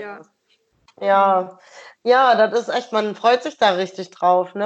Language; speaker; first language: German; native; German